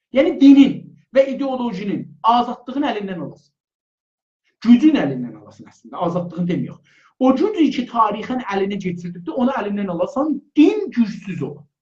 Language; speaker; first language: Azerbaijani; native; Azerbaijani